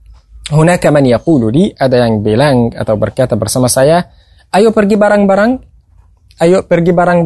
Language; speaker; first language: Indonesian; non-native, fluent; Arabic